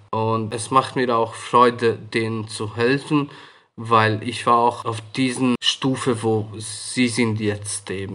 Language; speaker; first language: German; non-native, fluent; Hungarian